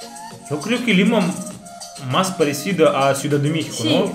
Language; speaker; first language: Spanish; non-native, learner; Russian